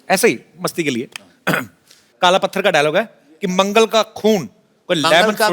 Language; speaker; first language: Hindi; native; Hindi